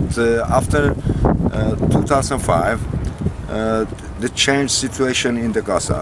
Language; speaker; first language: English; non-native, learner; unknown